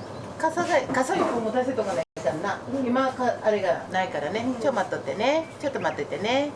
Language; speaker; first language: Japanese; native; Japanese